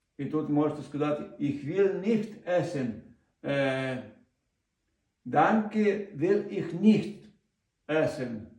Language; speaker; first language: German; non-native, learner; Ukrainian